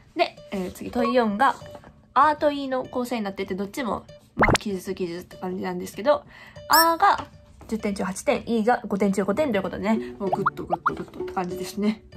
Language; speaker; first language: Japanese; native; Japanese